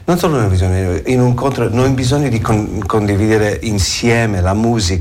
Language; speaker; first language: Italian; non-native, learner; English